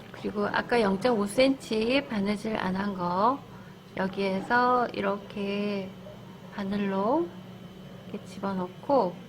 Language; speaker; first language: Korean; native; Korean